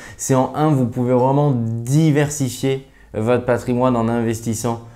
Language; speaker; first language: French; native; French